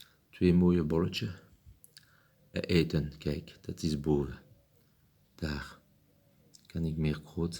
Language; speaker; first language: Dutch; non-native, learner; French